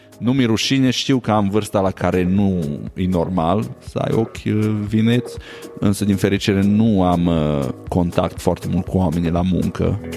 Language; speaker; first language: Romanian; native; Romanian